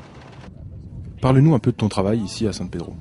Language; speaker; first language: French; native; French